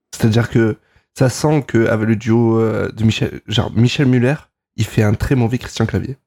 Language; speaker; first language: French; native; French